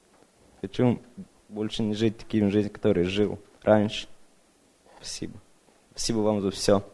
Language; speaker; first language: Russian; early bilingual, other home language; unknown